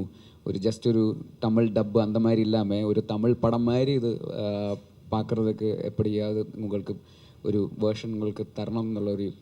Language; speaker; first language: Tamil; non-native, learner; Malayalam